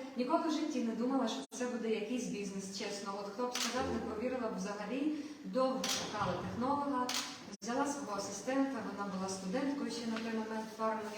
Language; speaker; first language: Ukrainian; non-native, local second language; Russian